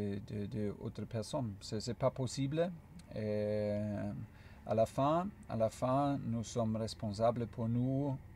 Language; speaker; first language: French; non-native, fluent; German